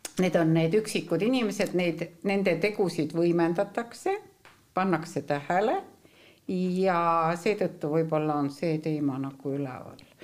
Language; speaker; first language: Estonian; native; Estonian